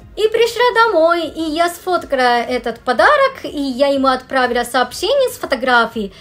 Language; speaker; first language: Russian; non-native, fluent; Japanese